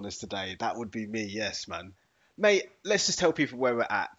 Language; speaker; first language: English; native; English